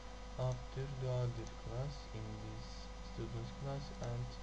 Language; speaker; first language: English; non-native, learner; Turkish